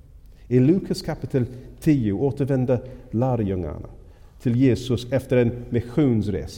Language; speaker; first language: Swedish; non-native, fluent; English